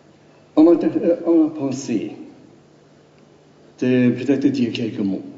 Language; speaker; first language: French; non-native, learner; German